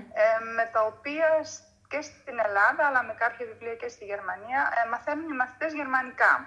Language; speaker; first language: Greek; early bilingual, heritage; Greek